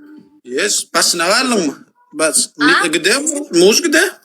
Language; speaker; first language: Russian; non-native, learner; Turkmen